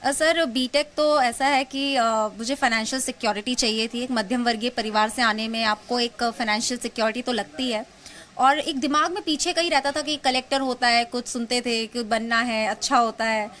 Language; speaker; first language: Hindi; native; Hindi